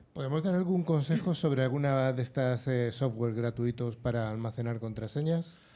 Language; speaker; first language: Spanish; native; Spanish